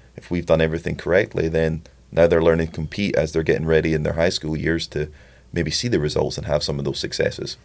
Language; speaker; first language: English; native; English